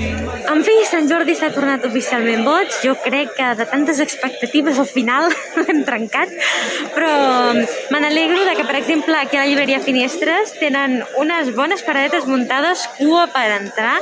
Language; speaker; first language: Catalan; native; Catalan